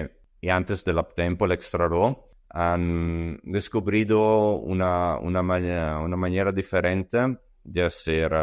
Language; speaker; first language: Spanish; non-native, learner; Italian